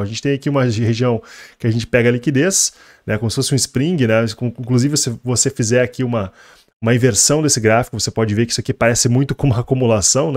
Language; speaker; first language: Portuguese; native; Portuguese